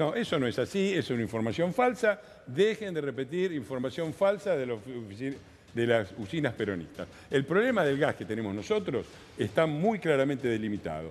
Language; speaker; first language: Spanish; native; Spanish